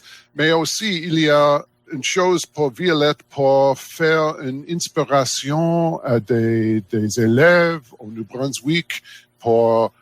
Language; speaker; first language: French; non-native, learner; English